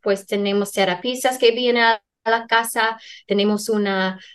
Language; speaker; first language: Spanish; non-native, fluent; English